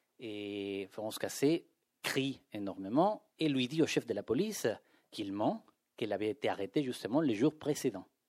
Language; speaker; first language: French; non-native, fluent; Spanish